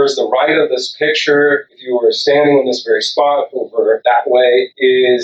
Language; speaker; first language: English; non-native, local second language; Sinhala